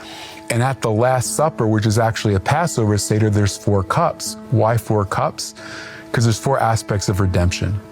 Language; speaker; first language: English; native; English